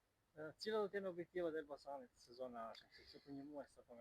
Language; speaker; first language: Albanian; native; Albanian